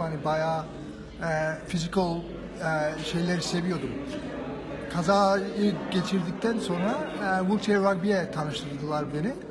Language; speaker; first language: Turkish; early bilingual, heritage; Turkish